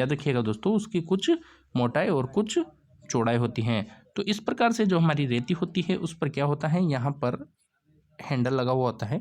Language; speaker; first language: Hindi; native; Hindi